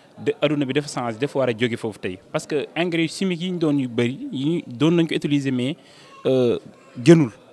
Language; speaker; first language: Wolof; native; Wolof